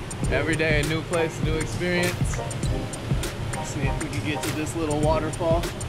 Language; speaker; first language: English; native; English